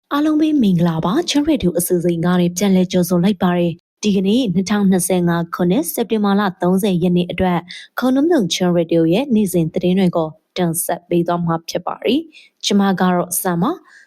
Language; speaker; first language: Burmese; non-native, local second language; Hakha Chin